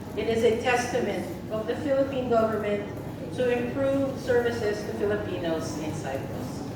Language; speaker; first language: English; non-native, local second language; Filipino